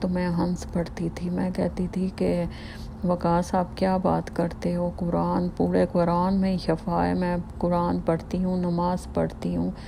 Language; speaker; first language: Urdu; native; Urdu